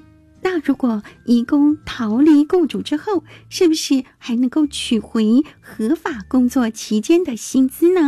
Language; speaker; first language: Chinese; native; Chinese